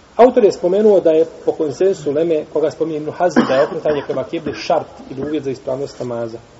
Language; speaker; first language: Bosnian; native; Bosnian